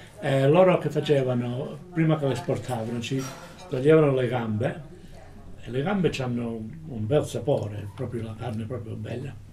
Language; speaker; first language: Italian; native; Italian